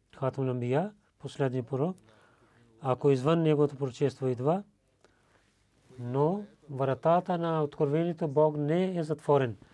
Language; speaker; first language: Bulgarian; non-native, learner; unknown